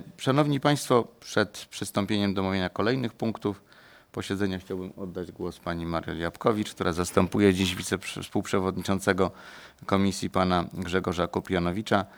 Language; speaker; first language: Polish; native; Polish